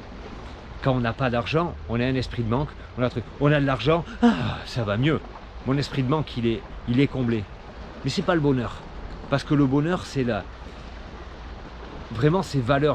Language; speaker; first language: French; native; French